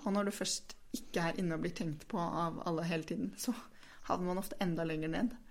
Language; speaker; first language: Norwegian; native; Norwegian